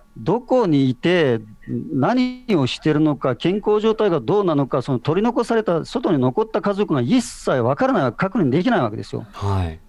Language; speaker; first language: Japanese; non-native, fluent; Uyghur